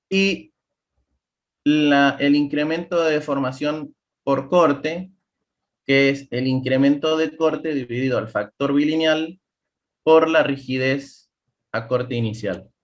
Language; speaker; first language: Spanish; native; Spanish